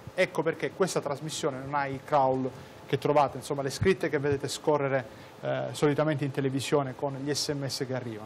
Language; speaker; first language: Italian; native; Italian